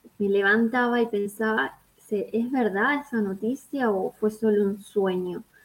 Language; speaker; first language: Spanish; native; Spanish